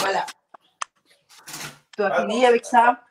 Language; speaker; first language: French; non-native, fluent; Spanish